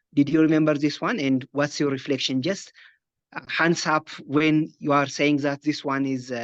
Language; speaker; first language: English; non-native, local second language; Amharic